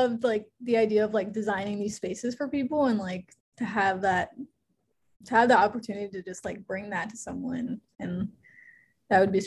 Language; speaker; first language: English; native; English